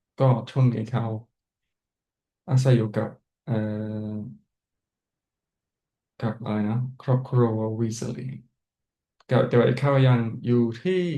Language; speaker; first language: Thai; non-native, fluent; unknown